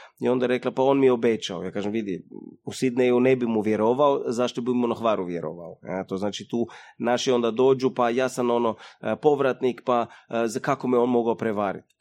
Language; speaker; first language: Croatian; early bilingual, heritage; Croatian